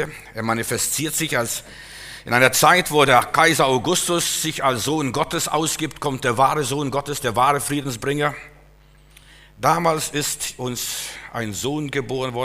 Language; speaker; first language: German; native; German